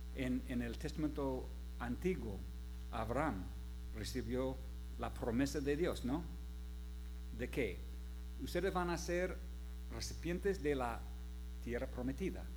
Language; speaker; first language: Spanish; non-native, fluent; English